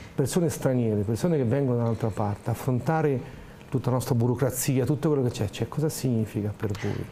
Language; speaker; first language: Italian; native; Italian